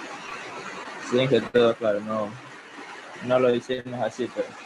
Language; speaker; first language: Spanish; native; Spanish